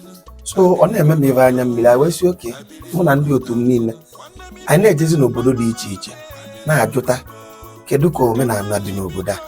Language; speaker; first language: Igbo; native; Igbo